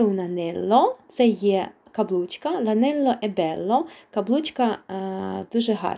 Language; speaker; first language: Italian; non-native, fluent; Ukrainian